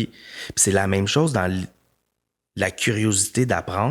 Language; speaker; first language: French; native; French